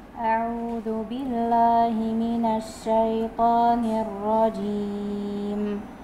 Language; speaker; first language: Indonesian; non-native, fluent; Russian